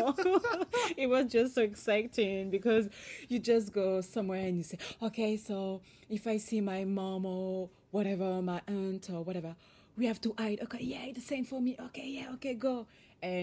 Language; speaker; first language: English; non-native, fluent; French